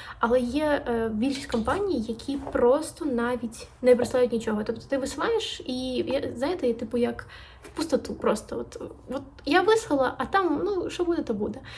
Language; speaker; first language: Ukrainian; native; Ukrainian